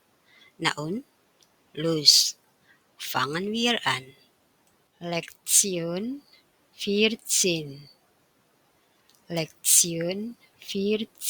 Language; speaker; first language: German; non-native, fluent; Indonesian